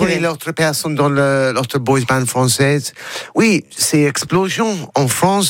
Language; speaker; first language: French; non-native, learner; English